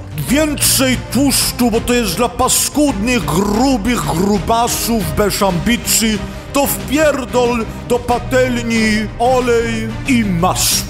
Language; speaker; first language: Polish; early bilingual, heritage; Polish